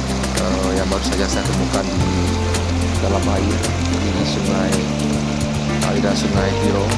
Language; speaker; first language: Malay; non-native, local second language; Achinese